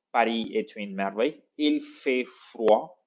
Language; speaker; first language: French; non-native, fluent; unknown